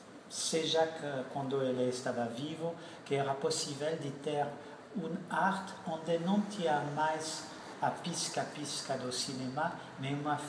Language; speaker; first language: Portuguese; non-native, fluent; French